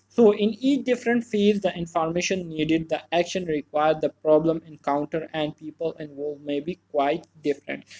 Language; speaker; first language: English; non-native, local second language; Urdu